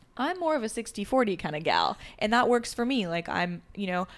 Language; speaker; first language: English; early bilingual, other home language; French